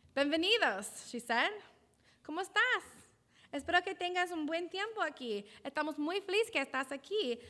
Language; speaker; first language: Spanish; non-native, learner; English